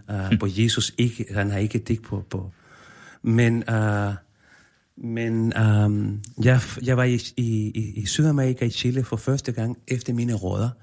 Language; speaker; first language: Danish; non-native, fluent; Spanish